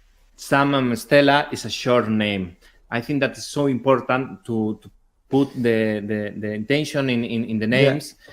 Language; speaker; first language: English; non-native, learner; Spanish